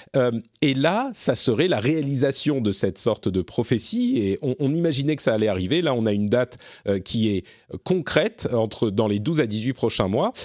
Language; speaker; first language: French; native; French